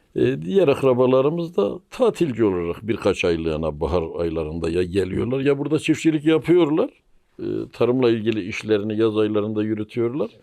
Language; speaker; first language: Turkish; native; Turkish